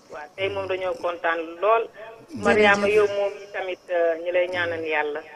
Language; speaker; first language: Wolof; native; Wolof